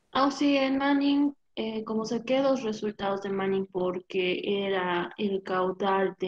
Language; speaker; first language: Spanish; native; Spanish